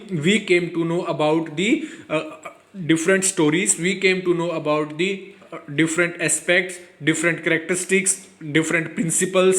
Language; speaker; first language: English; non-native, local second language; Hindi